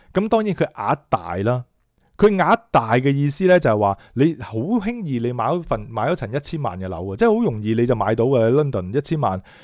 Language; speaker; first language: Chinese; non-native, local second language; Cantonese